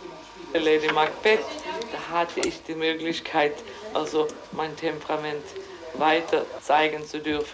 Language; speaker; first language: German; non-native, fluent; Swedish